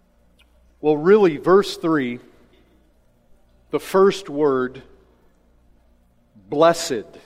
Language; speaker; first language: English; native; English